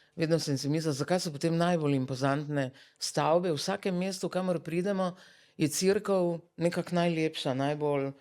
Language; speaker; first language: Slovenian; early bilingual, other home language; Serbian